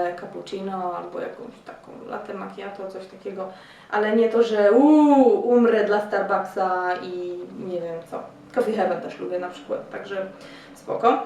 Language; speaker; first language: Polish; native; Polish